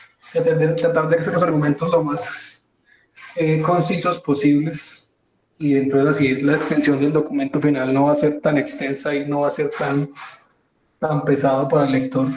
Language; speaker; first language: Spanish; native; Spanish